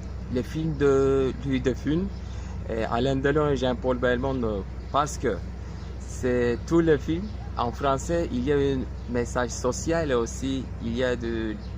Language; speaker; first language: French; non-native, learner; Turkish